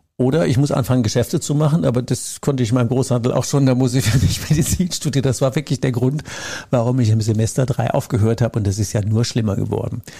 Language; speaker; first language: German; native; German